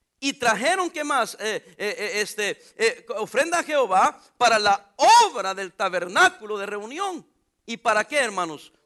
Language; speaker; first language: Spanish; native; Spanish